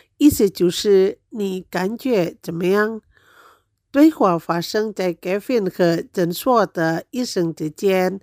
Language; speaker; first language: Chinese; non-native, fluent; Indonesian